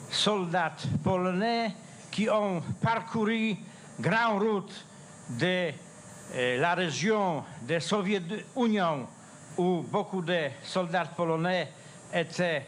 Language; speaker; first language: French; non-native, fluent; Polish